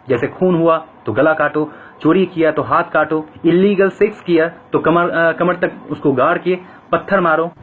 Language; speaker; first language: Hindi; non-native, fluent; Bangla